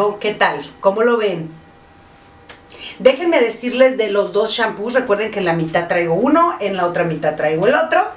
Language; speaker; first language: Spanish; native; Spanish